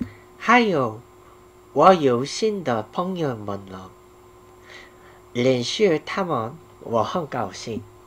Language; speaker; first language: Chinese; non-native, learner; Korean